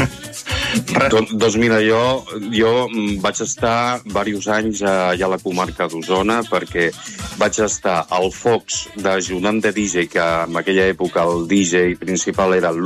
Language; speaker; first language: Catalan; native; Catalan